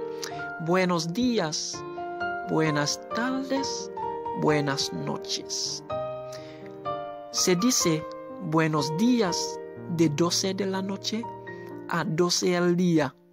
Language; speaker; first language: Spanish; non-native, local second language; Haitian Creole